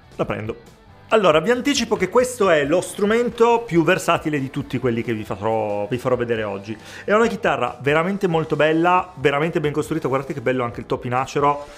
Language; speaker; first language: Italian; native; Italian